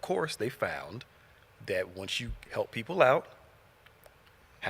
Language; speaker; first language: English; native; English